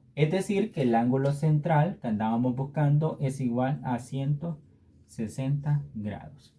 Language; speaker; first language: Spanish; native; Spanish